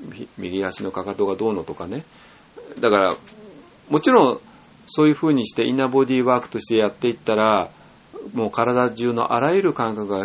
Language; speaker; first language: Japanese; native; Japanese